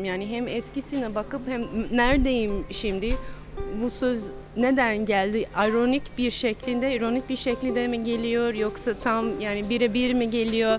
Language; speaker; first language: Turkish; non-native, fluent; English